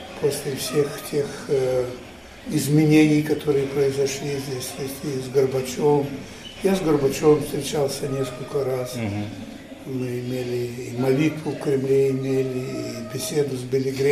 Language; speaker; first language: Russian; non-native, fluent; Ukrainian